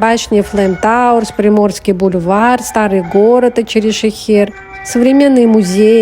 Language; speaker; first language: Russian; native; Russian